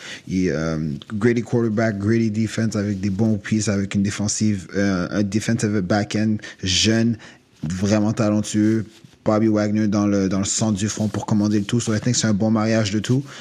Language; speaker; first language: French; native; French